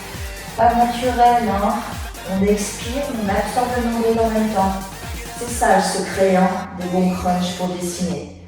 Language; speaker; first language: French; native; French